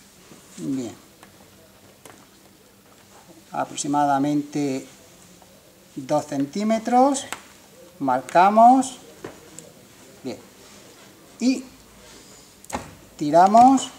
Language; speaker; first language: Spanish; native; Spanish